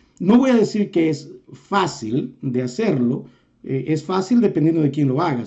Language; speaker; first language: Spanish; native; Spanish